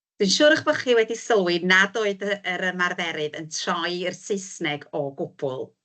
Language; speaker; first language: Welsh; native; Welsh